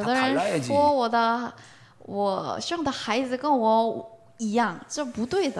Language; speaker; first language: Chinese; non-native, learner; Korean